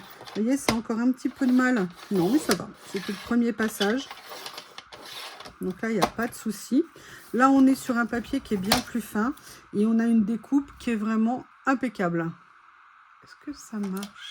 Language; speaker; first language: French; native; French